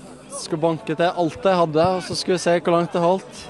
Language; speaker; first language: Norwegian; native; Norwegian